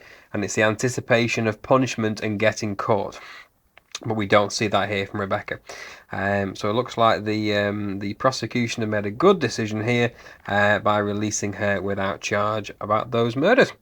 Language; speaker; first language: English; native; English